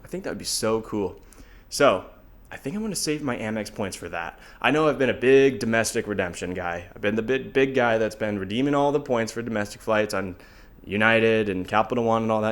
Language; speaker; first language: English; native; English